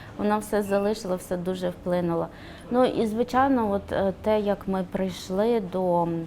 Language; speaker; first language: Ukrainian; non-native, local second language; Romany